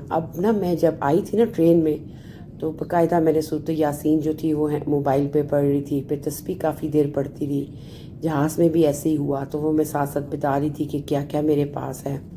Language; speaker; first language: Urdu; native; Urdu